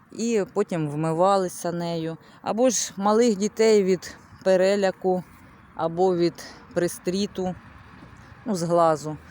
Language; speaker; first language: Ukrainian; non-native, local second language; Russian